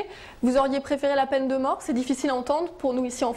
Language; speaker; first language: French; native; French